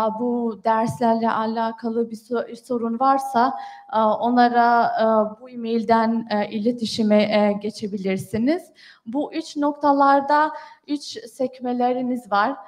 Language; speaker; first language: Turkish; non-native, fluent; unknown